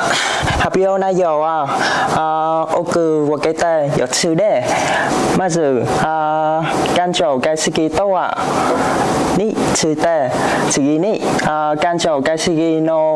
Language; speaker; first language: Japanese; non-native, learner; Vietnamese